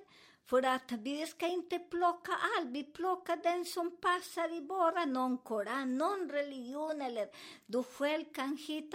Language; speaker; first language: Swedish; non-native, learner; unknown